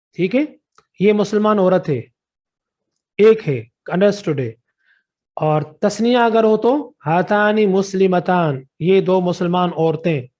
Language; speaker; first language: Urdu; non-native, local second language; Sindhi